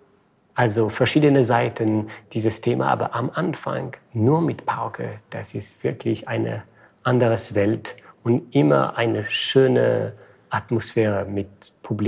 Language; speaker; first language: German; non-native, fluent; French